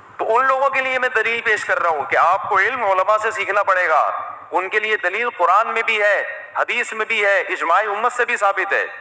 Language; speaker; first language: Urdu; non-native, local second language; Pashto